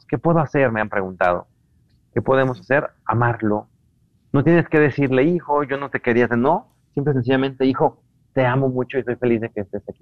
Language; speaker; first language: Spanish; native; Spanish